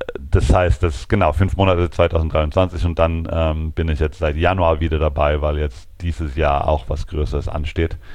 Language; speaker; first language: German; non-native, fluent; Swedish